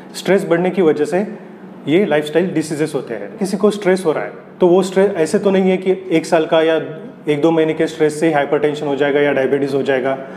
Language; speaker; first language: Hindi; non-native, local second language; Marathi